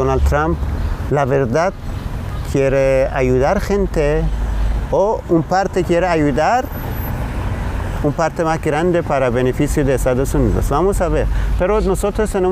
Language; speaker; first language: Spanish; non-native, learner; Persian